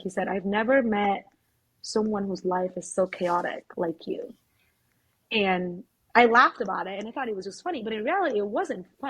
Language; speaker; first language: English; early bilingual, other home language; Spanish